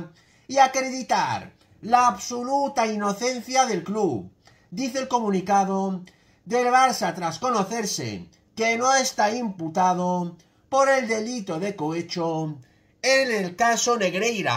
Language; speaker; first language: Spanish; native; Spanish